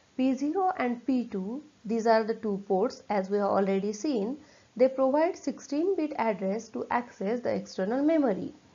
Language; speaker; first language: English; non-native, local second language; Marathi